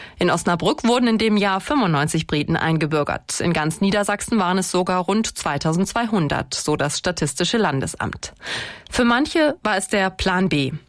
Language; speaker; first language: German; native; German